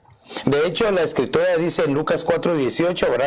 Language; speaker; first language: Spanish; native; Spanish